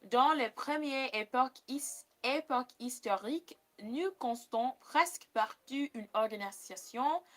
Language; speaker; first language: French; non-native, learner; English